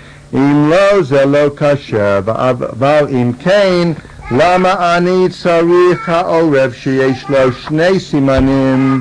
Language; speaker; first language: Hebrew; non-native, fluent; English